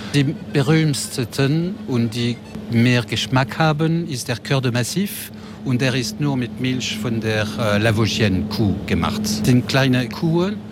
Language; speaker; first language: German; non-native, local second language; French